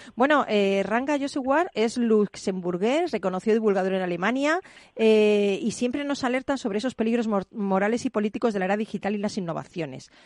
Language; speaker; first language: Spanish; native; Spanish